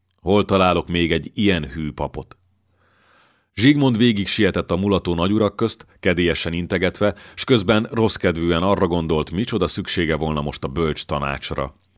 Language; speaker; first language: Hungarian; native; Hungarian